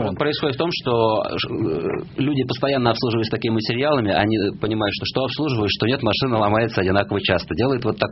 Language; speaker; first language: Russian; native; Russian